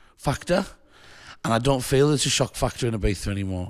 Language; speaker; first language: English; native; English